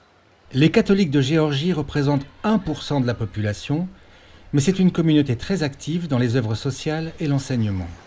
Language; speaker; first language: French; native; French